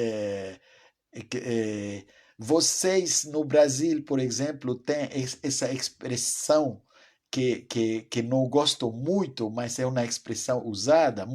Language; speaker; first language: Portuguese; non-native, fluent; French